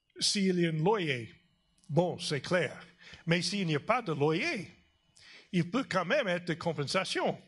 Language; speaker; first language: French; non-native, fluent; English